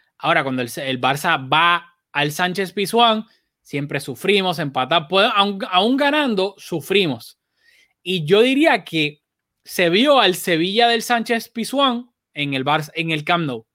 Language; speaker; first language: Spanish; native; Spanish